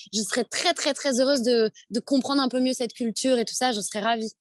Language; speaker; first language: French; native; French